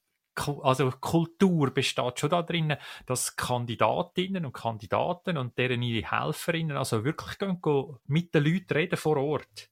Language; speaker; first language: German; native; German